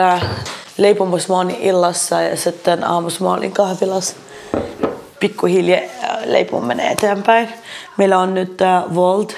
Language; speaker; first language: Finnish; non-native, fluent; Arabic